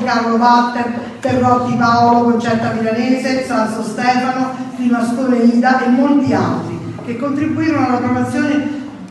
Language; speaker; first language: Italian; native; Italian